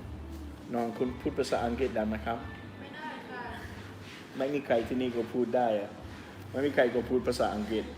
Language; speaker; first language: Thai; non-native, learner; English